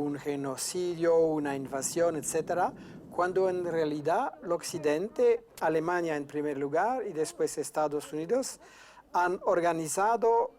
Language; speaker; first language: Spanish; non-native, fluent; French